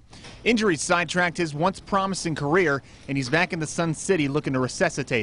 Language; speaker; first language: English; native; English